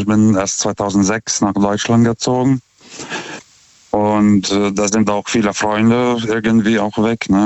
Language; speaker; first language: German; non-native, fluent; Lithuanian